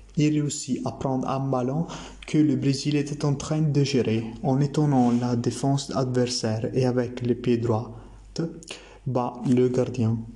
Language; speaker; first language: French; non-native, learner; Italian